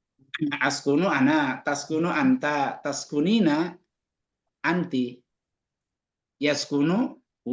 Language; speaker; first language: Arabic; non-native, fluent; Indonesian